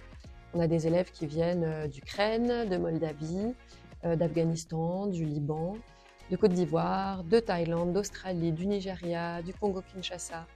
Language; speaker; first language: French; native; French